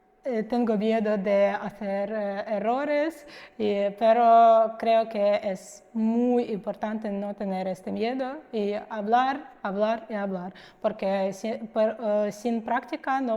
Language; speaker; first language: Spanish; non-native, fluent; Russian